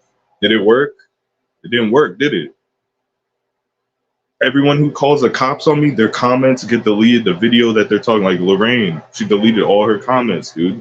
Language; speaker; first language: English; native; English